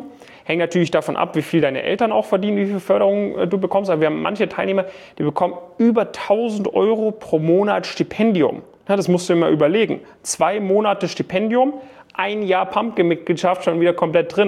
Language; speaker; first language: German; native; German